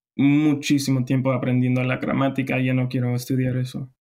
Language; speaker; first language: Spanish; non-native, fluent; English